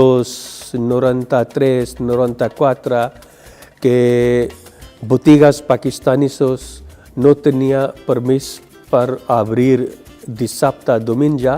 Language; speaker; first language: Catalan; non-native, learner; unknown